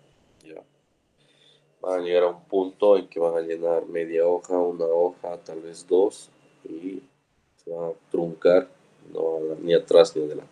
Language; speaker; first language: Spanish; native; Spanish